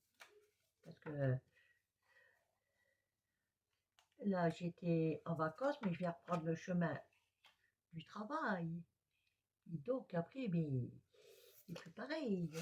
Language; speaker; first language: French; native; French